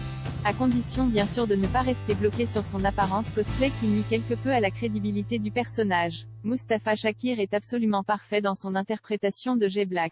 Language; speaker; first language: French; native; French